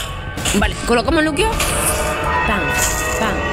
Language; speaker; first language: Spanish; native; Spanish